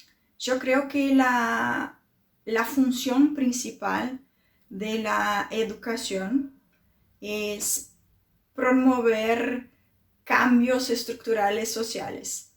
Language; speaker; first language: Spanish; non-native, fluent; Portuguese